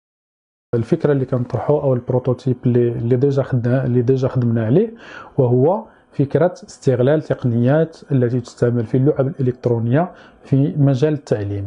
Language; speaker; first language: Arabic; native; Arabic